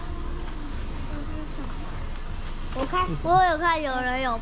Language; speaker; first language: Chinese; early bilingual, heritage; Chinese